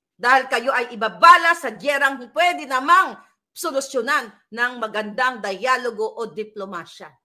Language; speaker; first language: Filipino; native; Filipino